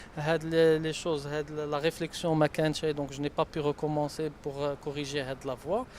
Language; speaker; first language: French; non-native, local second language; Arabic